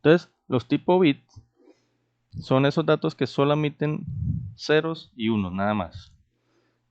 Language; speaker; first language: Spanish; native; Spanish